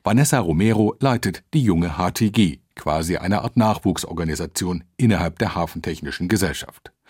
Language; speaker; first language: German; native; German